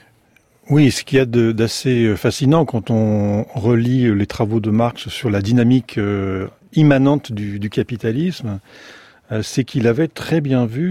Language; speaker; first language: French; native; French